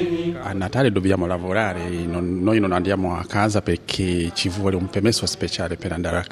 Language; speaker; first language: Italian; non-native, fluent; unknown